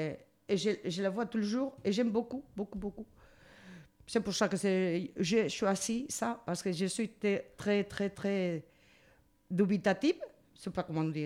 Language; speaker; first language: French; non-native, fluent; Spanish